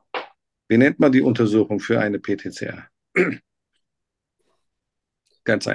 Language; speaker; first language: German; non-native, fluent; Turkish